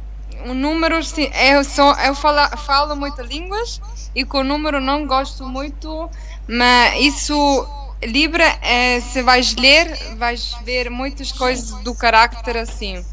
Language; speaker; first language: Portuguese; non-native, learner; Italian